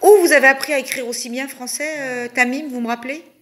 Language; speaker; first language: French; native; French